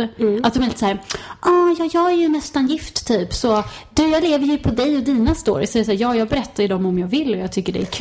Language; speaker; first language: Swedish; native; Swedish